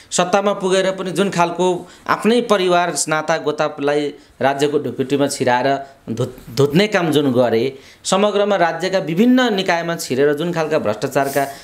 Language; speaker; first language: Nepali; native; Nepali